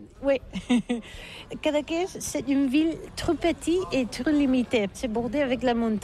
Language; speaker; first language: French; non-native, learner; Catalan